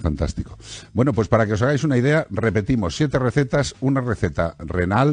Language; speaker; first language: Spanish; native; Spanish